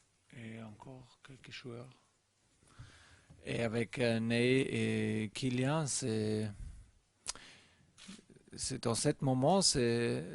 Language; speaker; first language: French; non-native, learner; German